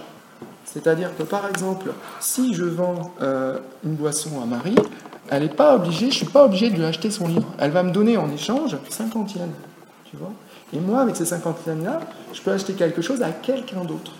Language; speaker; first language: French; native; French